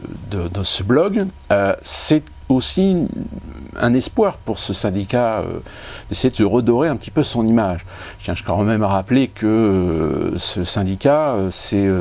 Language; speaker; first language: French; native; French